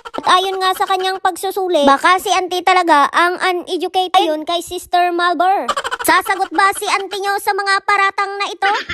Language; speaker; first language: Filipino; non-native, local second language; Cebuano